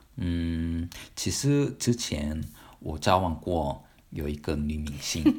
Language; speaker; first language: Chinese; non-native, fluent; Korean